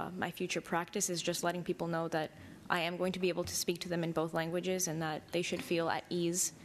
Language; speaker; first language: English; native; English